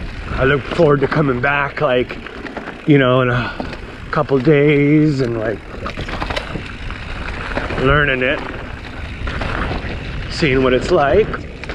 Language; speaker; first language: English; native; English